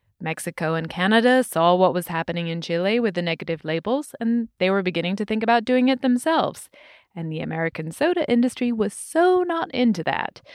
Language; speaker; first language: English; native; English